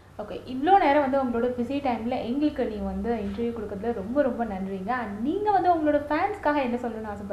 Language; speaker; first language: Tamil; native; Tamil